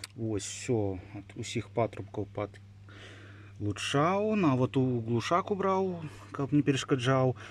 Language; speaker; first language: Belarusian; native; Belarusian